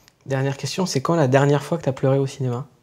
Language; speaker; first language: French; native; French